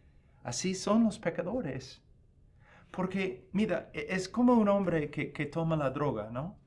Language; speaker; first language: Spanish; non-native, fluent; English